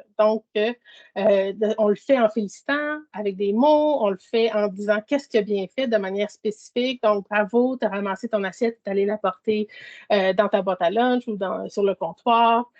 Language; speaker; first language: French; native; French